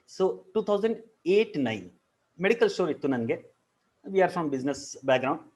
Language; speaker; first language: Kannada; non-native, local second language; Marwari